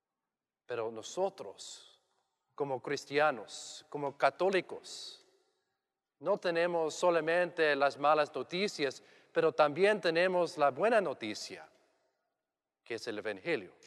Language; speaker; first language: Spanish; non-native, learner; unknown